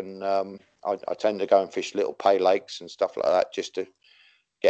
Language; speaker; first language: English; native; English